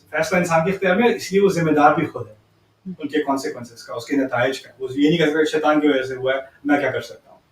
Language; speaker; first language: Urdu; early bilingual, heritage; Urdu